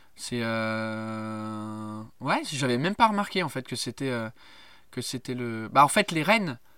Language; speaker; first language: French; non-native, fluent; English